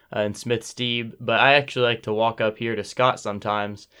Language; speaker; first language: English; native; English